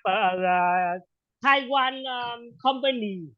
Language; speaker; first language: English; non-native, learner; Vietnamese